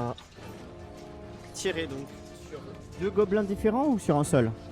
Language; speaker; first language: French; native; French